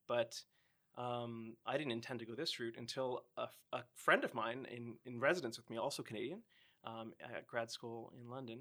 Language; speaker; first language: English; native; English